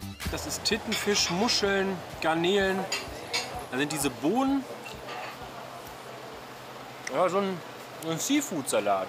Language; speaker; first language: German; native; German